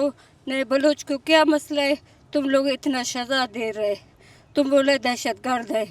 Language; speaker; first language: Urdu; non-native, local second language; Baluchi